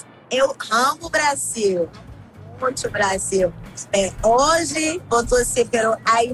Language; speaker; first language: Portuguese; non-native, learner; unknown